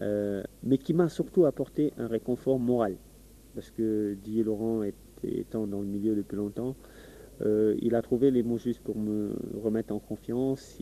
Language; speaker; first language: French; non-native, local second language; Wolof